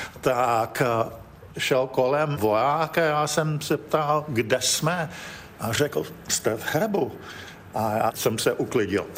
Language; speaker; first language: Czech; early bilingual, heritage; Czech